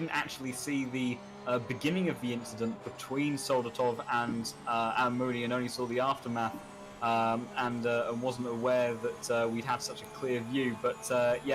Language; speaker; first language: English; native; English